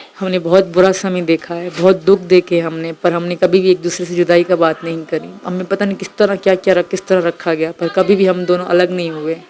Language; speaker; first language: Urdu; non-native, local second language; Sindhi